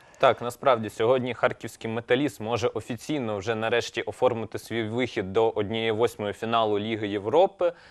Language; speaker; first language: Ukrainian; native; Ukrainian